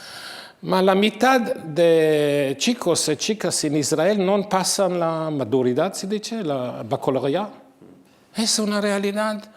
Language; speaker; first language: Spanish; non-native, fluent; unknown